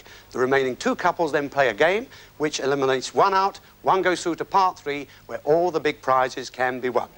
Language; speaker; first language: English; native; English